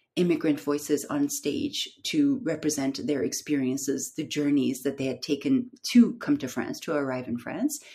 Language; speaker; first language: English; non-native, fluent; Turkish